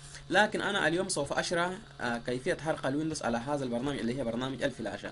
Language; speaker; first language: Arabic; native; Arabic